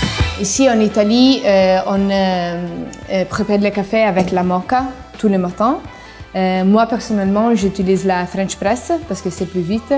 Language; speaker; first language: French; non-native, fluent; Italian